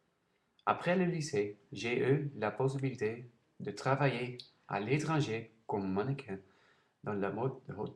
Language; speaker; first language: French; non-native, learner; Dutch